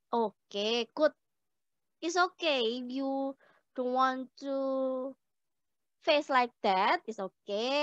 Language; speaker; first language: English; non-native, learner; Indonesian